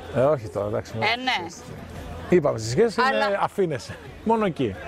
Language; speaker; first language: Greek; native; Greek